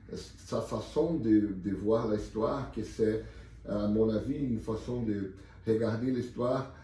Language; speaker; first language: French; non-native, learner; Portuguese